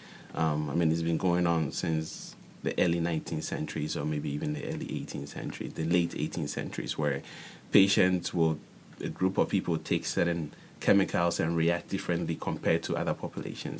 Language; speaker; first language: English; non-native, local second language; Akan